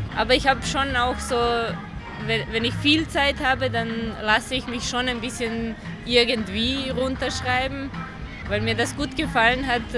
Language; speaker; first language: German; non-native, fluent; Serbian